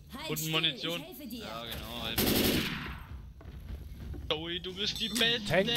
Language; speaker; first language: German; native; German